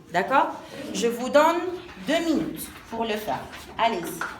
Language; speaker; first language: French; non-native, local second language; Arabic